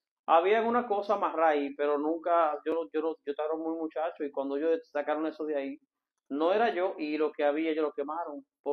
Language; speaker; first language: Spanish; native; Spanish